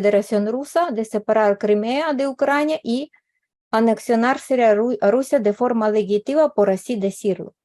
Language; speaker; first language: Spanish; non-native, fluent; Ukrainian